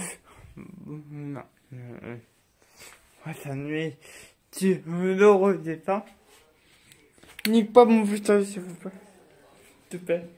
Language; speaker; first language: French; native; French